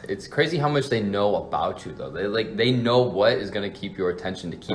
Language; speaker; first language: English; native; English